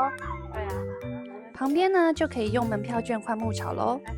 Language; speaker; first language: Chinese; native; Chinese